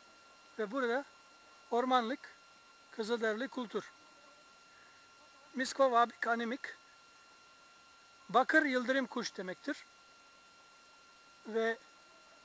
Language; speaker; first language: Turkish; non-native, fluent; English